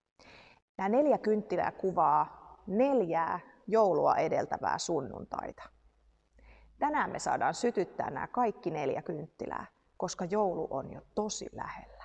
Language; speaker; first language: Finnish; native; Finnish